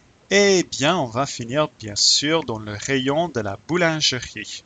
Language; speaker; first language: French; non-native, fluent; English